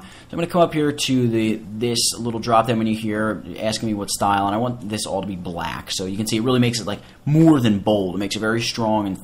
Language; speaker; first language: English; native; English